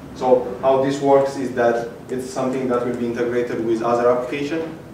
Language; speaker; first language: English; non-native, fluent; Amharic